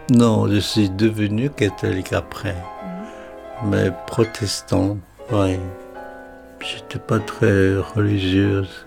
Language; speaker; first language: French; non-native, fluent; Korean